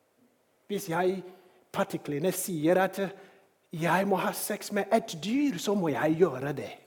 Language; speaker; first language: Norwegian; non-native, fluent; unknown